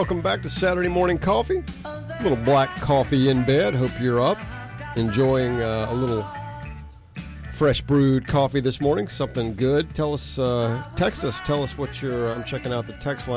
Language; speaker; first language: English; native; English